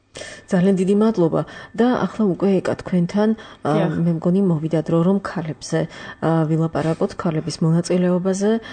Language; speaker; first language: Georgian; native; Georgian